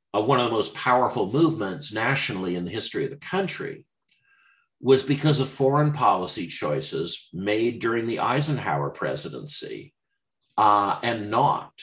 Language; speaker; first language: English; native; English